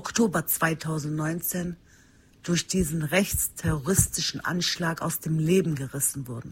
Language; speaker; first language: German; early bilingual, other home language; Turkish